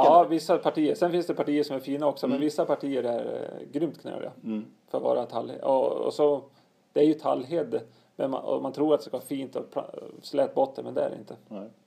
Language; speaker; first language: Swedish; native; Swedish